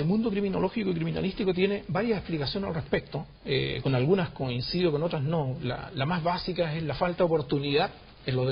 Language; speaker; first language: Spanish; native; Spanish